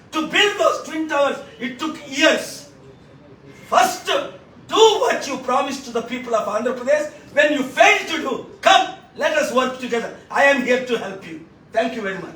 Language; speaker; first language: English; non-native, local second language; Telugu